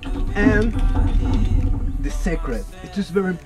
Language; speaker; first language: English; non-native, learner; Spanish